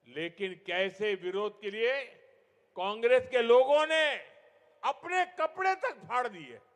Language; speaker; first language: Hindi; non-native, local second language; Gujarati